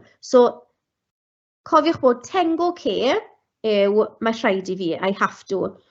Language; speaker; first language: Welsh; non-native, local second language; English